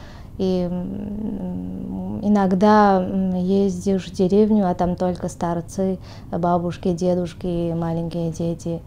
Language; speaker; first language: Russian; non-native, fluent; Armenian